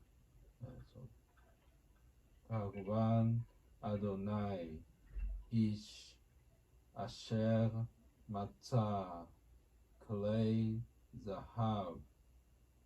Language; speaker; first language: Hebrew; non-native, learner; Japanese